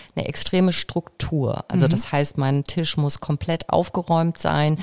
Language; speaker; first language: German; native; German